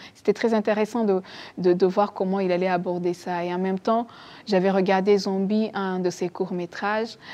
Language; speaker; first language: French; non-native, local second language; Kinyarwanda